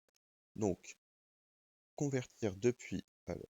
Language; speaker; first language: French; native; French